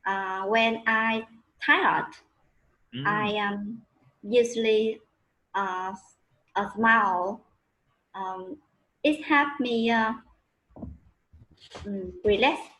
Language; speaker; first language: English; non-native, learner; Vietnamese